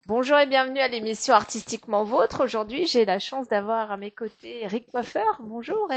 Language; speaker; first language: French; native; French